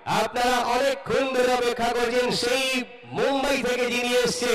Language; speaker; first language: Hindi; non-native, local second language; Bangla